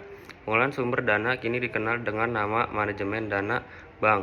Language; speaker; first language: Indonesian; native; Indonesian